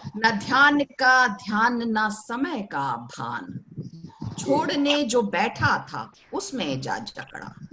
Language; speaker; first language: Hindi; native; Hindi